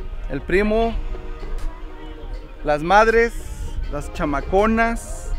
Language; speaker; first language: Spanish; early bilingual, heritage; Spanish